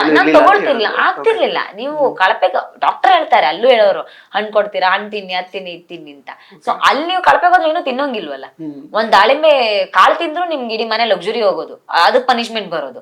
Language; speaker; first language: Kannada; native; Kannada